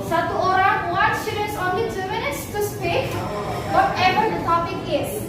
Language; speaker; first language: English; non-native, fluent; Indonesian